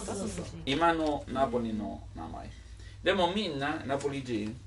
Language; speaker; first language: Japanese; non-native, learner; Italian